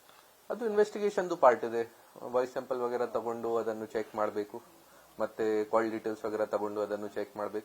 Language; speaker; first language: Kannada; non-native, local second language; Hindi